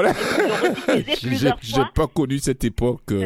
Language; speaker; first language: French; native; French